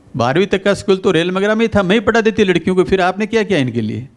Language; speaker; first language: Hindi; native; Hindi